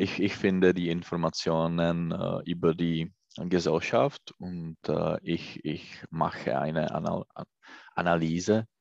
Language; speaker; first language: German; non-native, learner; Czech